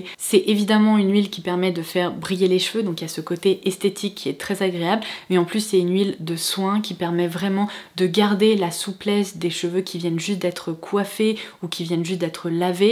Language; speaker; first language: French; native; French